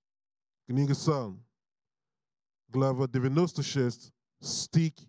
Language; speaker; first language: Russian; non-native, learner; English